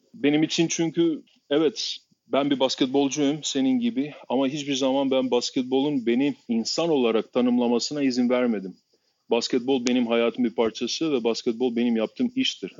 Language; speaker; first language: Turkish; non-native, fluent; Albanian